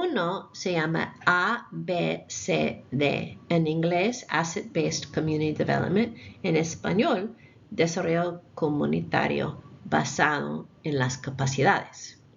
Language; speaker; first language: Spanish; non-native, fluent; English